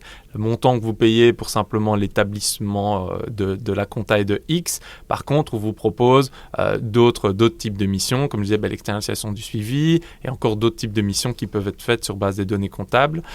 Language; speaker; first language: French; native; French